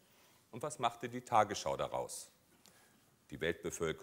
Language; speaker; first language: German; native; German